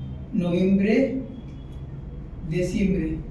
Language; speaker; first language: Spanish; non-native, learner; Hindi